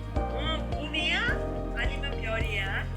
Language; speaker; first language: Korean; native; Korean